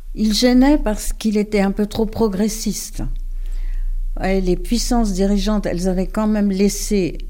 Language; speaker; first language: French; native; French